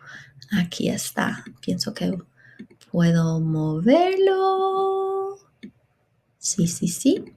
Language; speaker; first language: Spanish; non-native, fluent; English